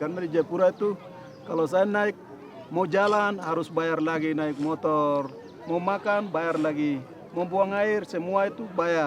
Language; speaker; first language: Indonesian; non-native, local second language; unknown